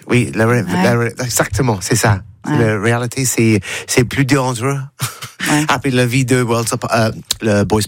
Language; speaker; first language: French; non-native, learner; English